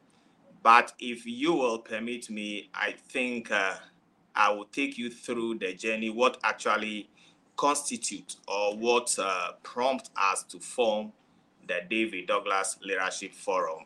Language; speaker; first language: English; non-native, local second language; Ewe